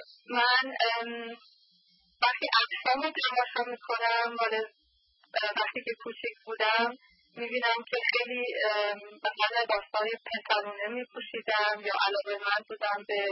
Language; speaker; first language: Persian; early bilingual, heritage; Persian